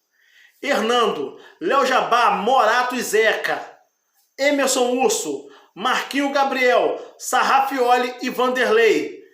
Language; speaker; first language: Portuguese; native; Portuguese